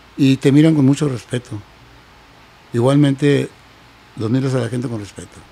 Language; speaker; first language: Spanish; native; Spanish